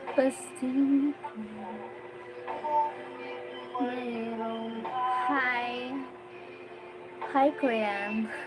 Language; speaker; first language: Filipino; non-native, local second language; Bikol